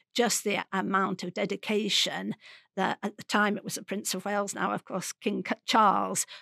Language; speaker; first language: English; native; English